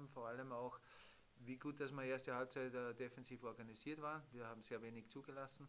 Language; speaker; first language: German; native; German